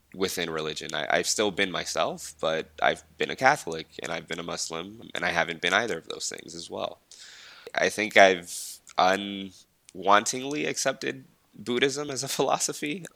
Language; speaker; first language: English; early bilingual, other home language; Spanish